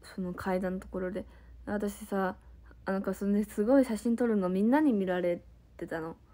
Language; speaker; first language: Japanese; native; Japanese